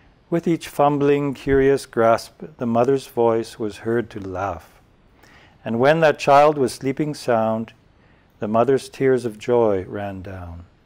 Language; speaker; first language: English; native; English